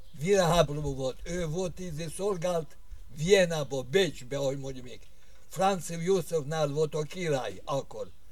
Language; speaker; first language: Hungarian; non-native, local second language; Rusyn